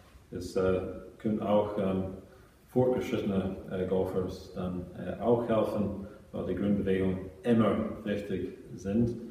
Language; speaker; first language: German; non-native, fluent; English